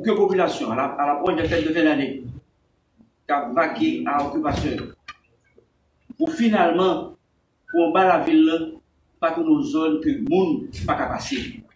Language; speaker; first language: French; non-native, local second language; Haitian Creole